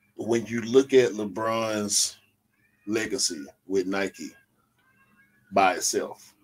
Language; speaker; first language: English; native; English